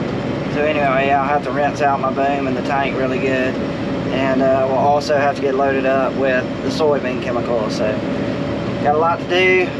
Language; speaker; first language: English; native; English